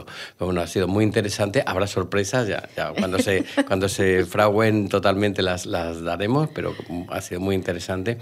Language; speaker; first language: Spanish; native; Spanish